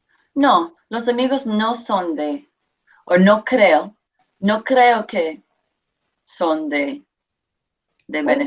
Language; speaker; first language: Spanish; non-native, fluent; English